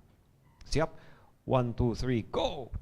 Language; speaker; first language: Indonesian; non-native, fluent; English